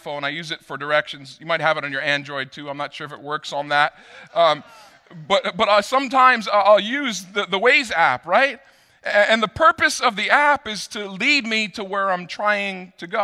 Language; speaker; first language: English; native; English